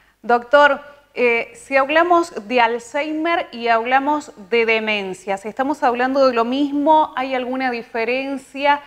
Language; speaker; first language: Spanish; native; Spanish